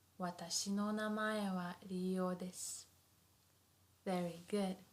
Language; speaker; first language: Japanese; non-native, fluent; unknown